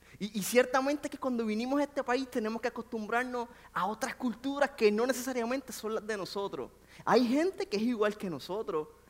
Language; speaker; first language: Spanish; native; Spanish